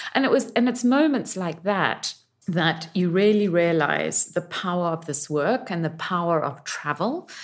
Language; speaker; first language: English; native; English